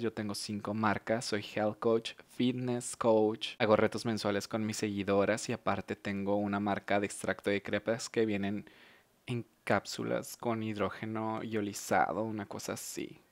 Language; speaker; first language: Spanish; native; Spanish